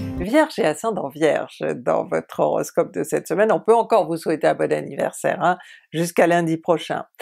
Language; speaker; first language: French; native; French